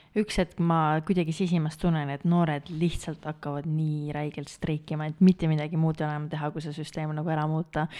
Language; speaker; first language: Estonian; native; Estonian